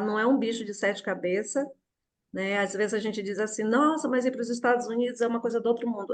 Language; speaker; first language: Portuguese; native; Portuguese